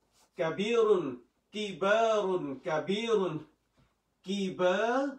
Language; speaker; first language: Arabic; non-native, fluent; Western Cham